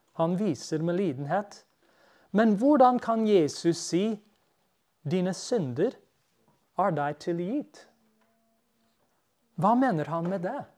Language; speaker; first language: Norwegian; non-native, fluent; English